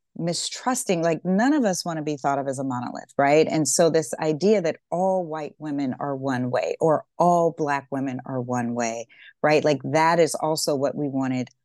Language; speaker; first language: English; native; English